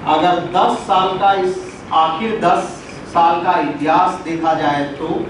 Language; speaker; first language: Hindi; non-native, local second language; Gujarati